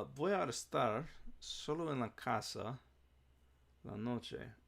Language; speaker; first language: Spanish; non-native, learner; English